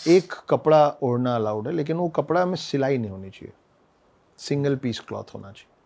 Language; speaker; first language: Hindi; native; Hindi